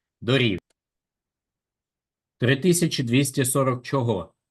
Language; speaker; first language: Ukrainian; native; Ukrainian